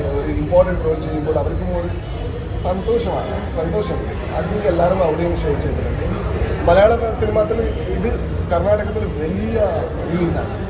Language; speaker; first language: Malayalam; non-native, local second language; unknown